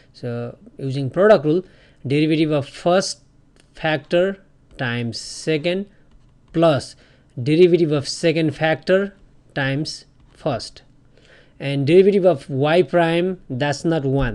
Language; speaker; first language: English; non-native, fluent; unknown